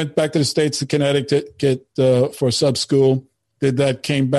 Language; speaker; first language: English; early bilingual, other home language; Spanish